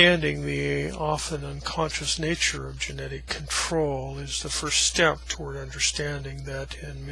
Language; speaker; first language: English; native; English